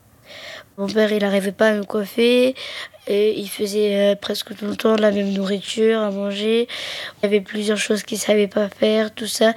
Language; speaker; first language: French; early bilingual, other home language; Arabic